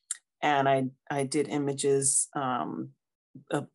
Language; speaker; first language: English; native; English